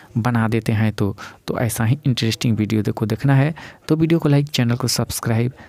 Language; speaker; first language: Hindi; native; Hindi